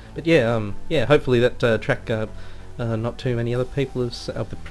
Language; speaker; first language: English; native; English